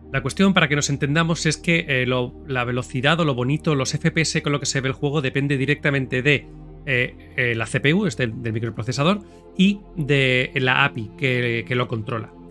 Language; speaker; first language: Spanish; native; Spanish